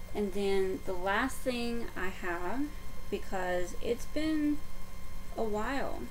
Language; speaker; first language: English; native; English